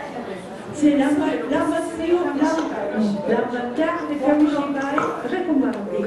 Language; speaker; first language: French; non-native, learner; Japanese